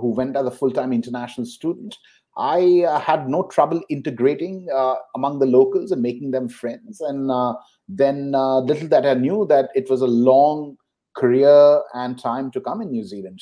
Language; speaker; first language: English; non-native, local second language; Hindi